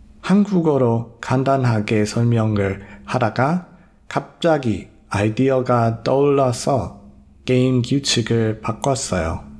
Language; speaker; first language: Korean; non-native, fluent; English